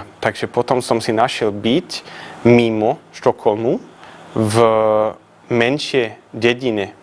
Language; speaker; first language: Slovak; non-native, fluent; Swedish